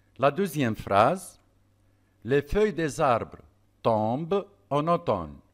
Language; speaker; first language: French; non-native, local second language; Arabic